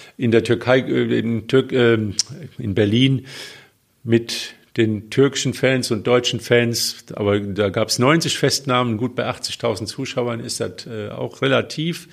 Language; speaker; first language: German; native; German